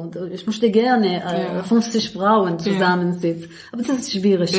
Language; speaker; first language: German; non-native, learner; Arabic